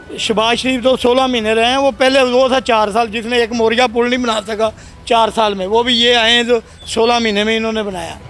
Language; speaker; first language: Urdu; non-native, local second language; Punjabi